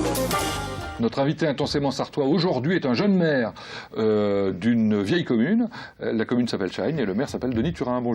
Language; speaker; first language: French; native; French